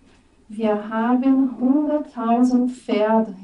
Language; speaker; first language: German; non-native, fluent; Portuguese